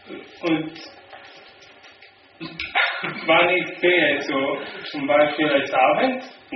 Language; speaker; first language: German; non-native, learner; Slovenian